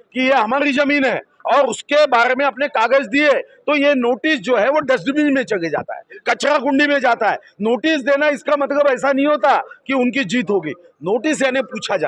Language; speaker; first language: Hindi; non-native, local second language; Marathi